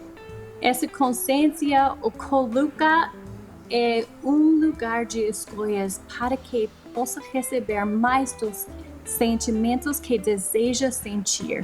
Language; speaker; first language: Portuguese; non-native, fluent; English